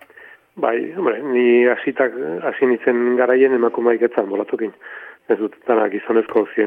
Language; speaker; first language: Basque; native; Basque